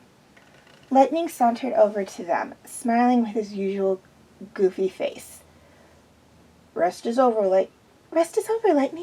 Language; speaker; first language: English; native; English